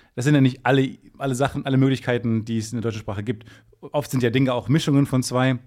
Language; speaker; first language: German; native; German